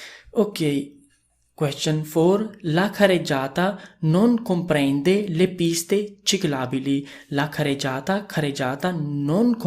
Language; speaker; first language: Italian; non-native, fluent; Urdu